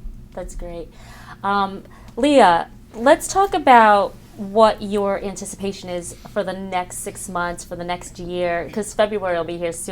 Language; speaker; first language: English; native; English